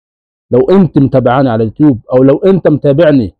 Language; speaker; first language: Arabic; native; Arabic